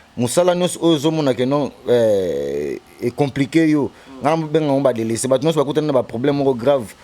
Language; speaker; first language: Lingala; non-native, local second language; Kongo